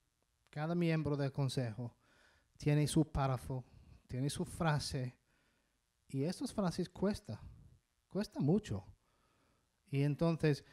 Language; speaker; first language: Spanish; non-native, fluent; English